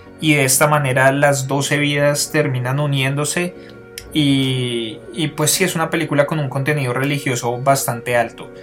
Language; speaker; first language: Spanish; native; Spanish